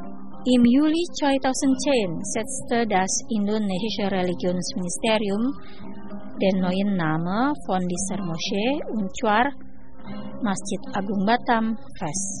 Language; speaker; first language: German; non-native, fluent; Indonesian